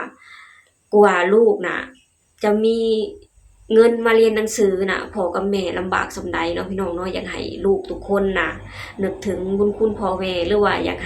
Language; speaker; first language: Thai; non-native, local second language; Lao